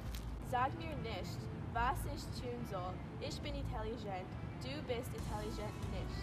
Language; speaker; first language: German; non-native, learner; English